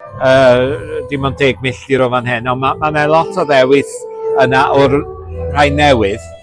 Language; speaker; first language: Welsh; native; Welsh